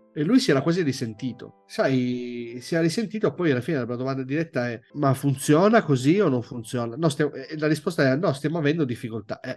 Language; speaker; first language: Italian; native; Italian